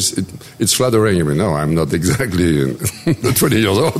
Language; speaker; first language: English; non-native, fluent; French